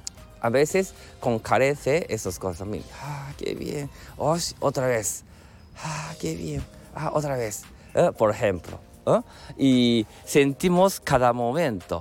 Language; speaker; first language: Spanish; non-native, learner; Japanese